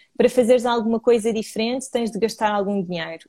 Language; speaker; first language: Portuguese; native; Portuguese